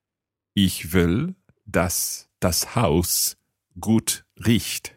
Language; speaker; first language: German; non-native, learner; English